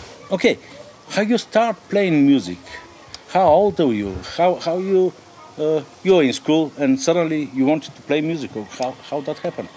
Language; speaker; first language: English; non-native, learner; Bulgarian